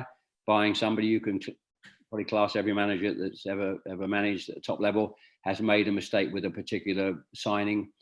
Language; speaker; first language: English; native; English